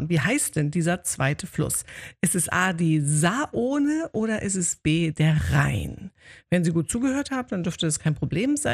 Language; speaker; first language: German; native; German